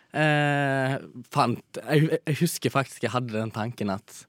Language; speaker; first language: Norwegian; native; Norwegian